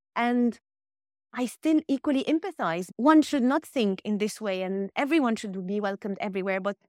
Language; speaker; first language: English; non-native, fluent; Arabic